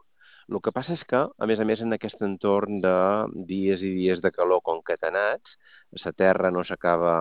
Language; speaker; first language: Catalan; native; Catalan